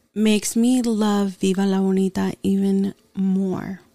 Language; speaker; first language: English; early bilingual, other home language; Spanish